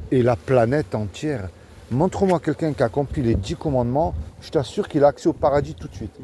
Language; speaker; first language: French; native; French